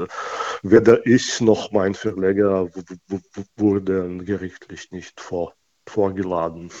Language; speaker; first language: German; non-native, fluent; Russian